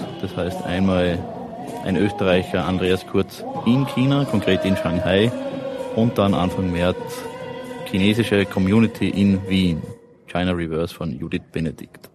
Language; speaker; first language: German; native; German